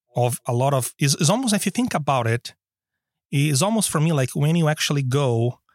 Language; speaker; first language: English; non-native, fluent; Portuguese